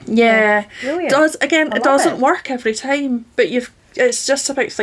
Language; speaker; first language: English; native; English